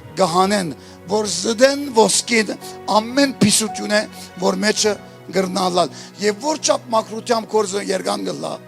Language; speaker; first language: Armenian; early bilingual, heritage; Armenian